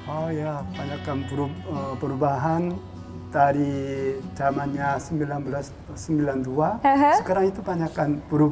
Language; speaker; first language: Indonesian; non-native, fluent; Korean